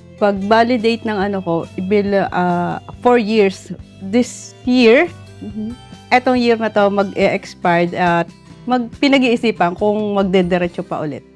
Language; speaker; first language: Filipino; native; Filipino